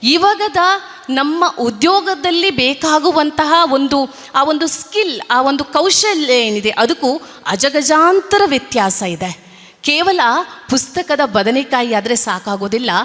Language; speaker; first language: Kannada; non-native, local second language; Tulu